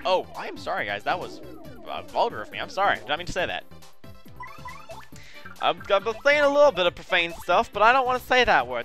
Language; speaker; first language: English; native; English